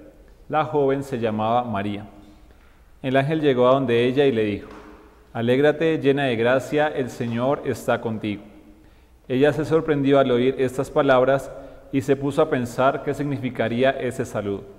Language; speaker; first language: Spanish; native; Spanish